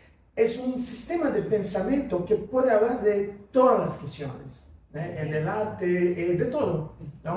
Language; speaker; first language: Spanish; non-native, fluent; Portuguese